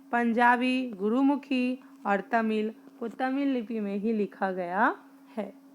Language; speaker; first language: Hindi; native; Hindi